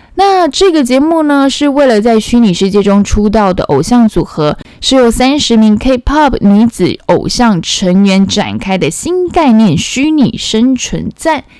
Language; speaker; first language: Chinese; non-native, fluent; Korean